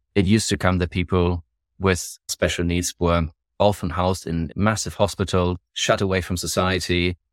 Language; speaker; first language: English; non-native, fluent; German